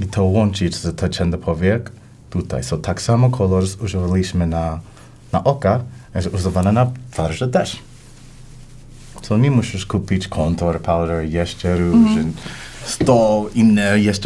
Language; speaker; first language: Polish; non-native, learner; English